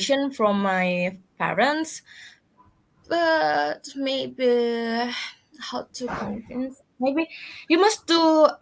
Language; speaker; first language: English; non-native, learner; Indonesian